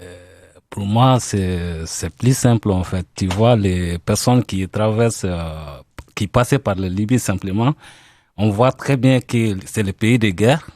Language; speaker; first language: French; non-native, learner; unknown